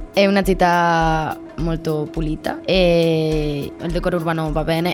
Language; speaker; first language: Italian; non-native, learner; Spanish